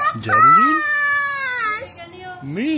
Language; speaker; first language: English; non-native, learner; Polish